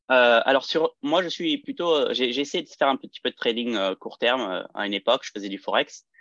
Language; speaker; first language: French; early bilingual, heritage; French